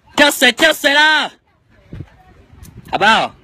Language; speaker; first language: Chinese; native; Chinese